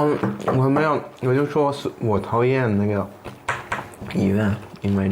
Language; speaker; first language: Chinese; non-native, fluent; English